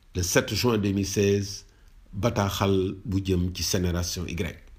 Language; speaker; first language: French; non-native, local second language; Wolof